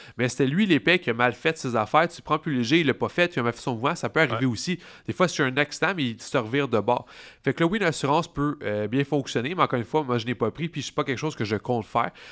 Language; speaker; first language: French; native; French